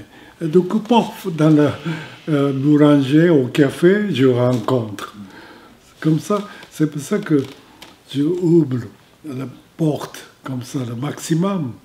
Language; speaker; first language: French; non-native, fluent; Japanese